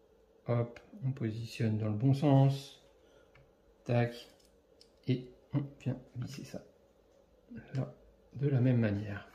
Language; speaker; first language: French; native; French